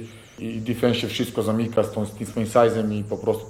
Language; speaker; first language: Polish; non-native, fluent; Serbian